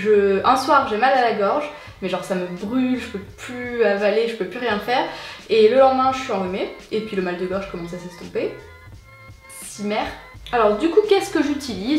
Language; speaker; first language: French; native; French